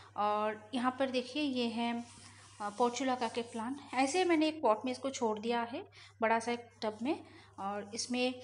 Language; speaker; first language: Hindi; non-native, local second language; Bangla